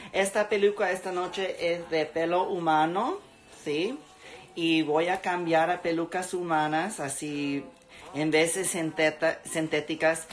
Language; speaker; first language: Spanish; early bilingual, other home language; English